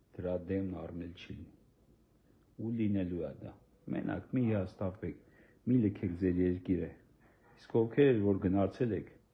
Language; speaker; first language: Armenian; native; Armenian